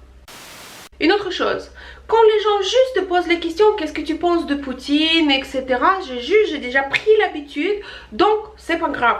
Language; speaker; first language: French; non-native, fluent; Russian